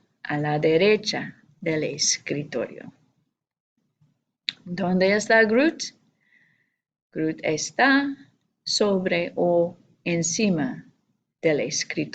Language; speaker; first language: Spanish; non-native, fluent; English